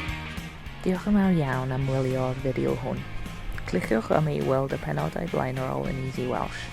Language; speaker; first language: Welsh; native; Welsh